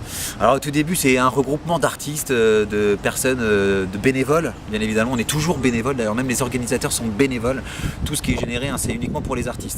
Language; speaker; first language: French; native; French